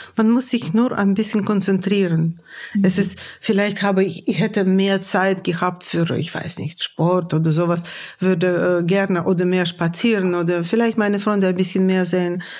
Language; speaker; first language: German; non-native, fluent; Russian